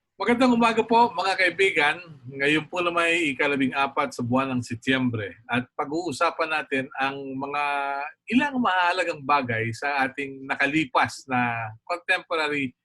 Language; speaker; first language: Filipino; native; Filipino